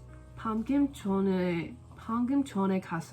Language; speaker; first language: Korean; non-native, learner; English